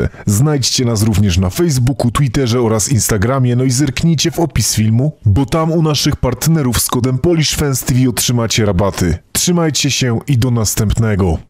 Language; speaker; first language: Polish; native; Polish